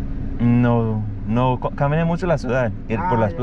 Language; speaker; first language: Spanish; non-native, fluent; English